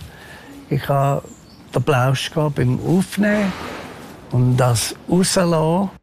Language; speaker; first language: German; non-native, fluent; Maltese